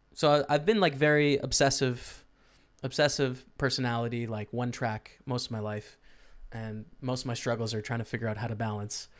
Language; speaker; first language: English; native; English